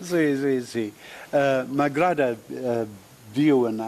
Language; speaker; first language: Catalan; non-native, fluent; English